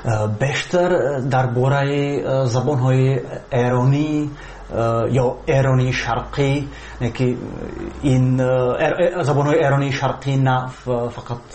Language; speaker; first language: Persian; non-native, learner; Czech